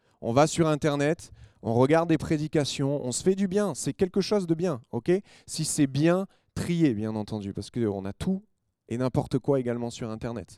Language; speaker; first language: French; native; French